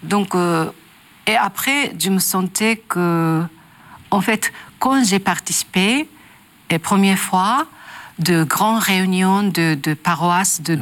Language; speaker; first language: French; non-native, learner; Japanese